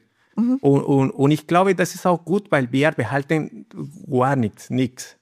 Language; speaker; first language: German; non-native, learner; Spanish